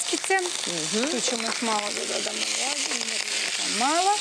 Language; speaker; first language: Serbian; native; Serbian